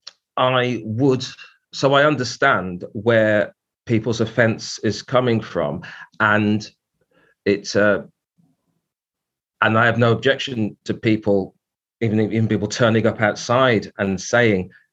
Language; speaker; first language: English; native; English